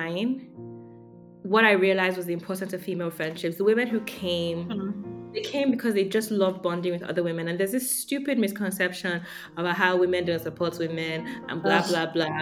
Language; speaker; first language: English; non-native, local second language; Yoruba